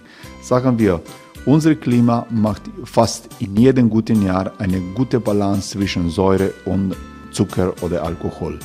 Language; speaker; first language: German; non-native, fluent; Croatian